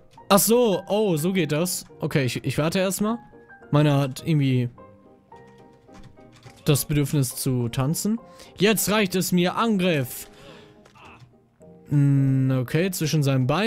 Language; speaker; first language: German; native; German